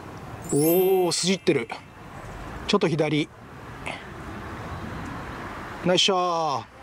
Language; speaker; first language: Japanese; native; Japanese